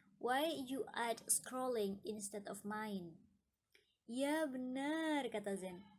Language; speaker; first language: Indonesian; native; Indonesian